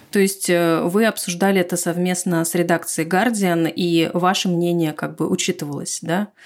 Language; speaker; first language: Russian; native; Russian